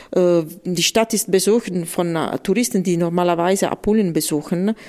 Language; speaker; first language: German; non-native, fluent; Italian